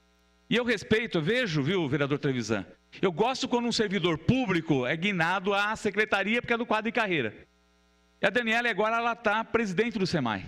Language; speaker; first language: Portuguese; native; Portuguese